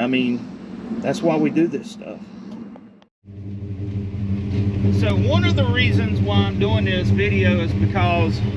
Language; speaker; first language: English; native; English